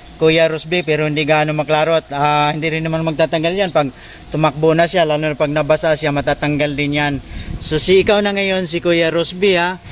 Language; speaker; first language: Filipino; non-native, local second language; Cebuano